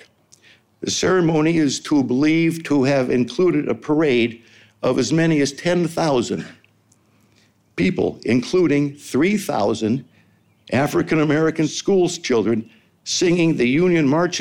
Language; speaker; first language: English; native; English